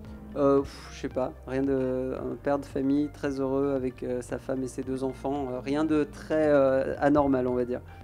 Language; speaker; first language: French; native; French